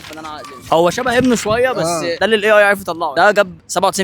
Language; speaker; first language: Arabic; native; Arabic